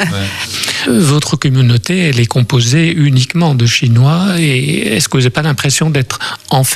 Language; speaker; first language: French; native; French